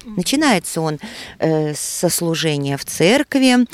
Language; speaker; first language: Russian; native; Russian